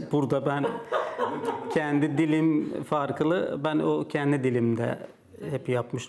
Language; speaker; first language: Turkish; non-native, fluent; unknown